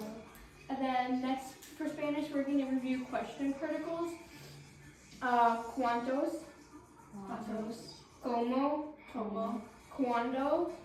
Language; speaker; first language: Spanish; non-native, learner; English